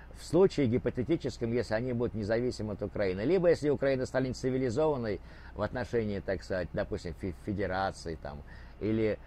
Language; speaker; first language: Russian; native; Russian